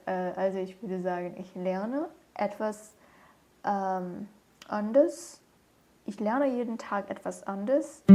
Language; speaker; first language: German; non-native, learner; Portuguese